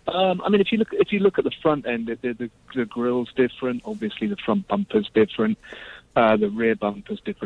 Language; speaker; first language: English; native; English